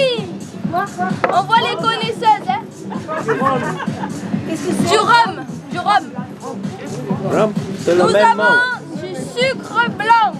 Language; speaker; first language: French; native; French